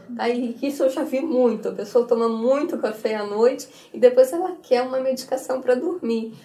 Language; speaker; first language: Portuguese; native; Portuguese